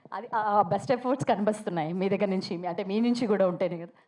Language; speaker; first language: Telugu; native; Telugu